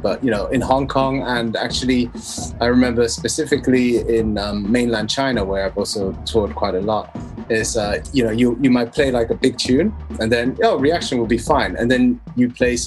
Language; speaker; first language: English; non-native, local second language; Cantonese